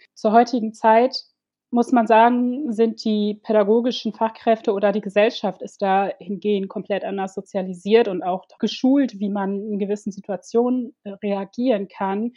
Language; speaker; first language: German; early bilingual, other home language; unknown